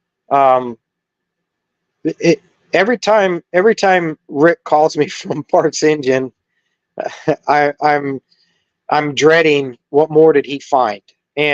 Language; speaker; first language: English; native; English